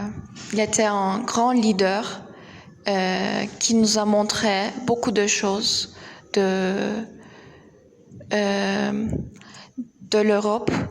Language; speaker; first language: French; non-native, learner; Turkish